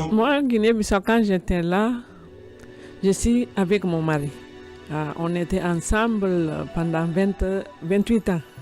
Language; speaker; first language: French; non-native, learner; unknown